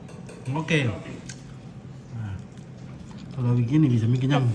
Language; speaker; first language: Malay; non-native, local second language; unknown